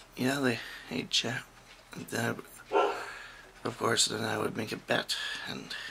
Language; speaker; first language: English; native; English